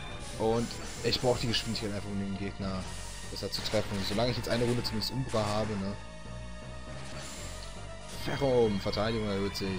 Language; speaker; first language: German; native; German